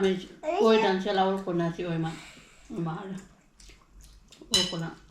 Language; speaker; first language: Finnish; non-native, learner; Filipino